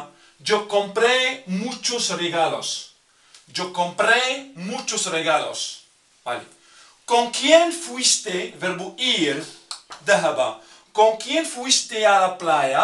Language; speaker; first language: Spanish; non-native, fluent; Arabic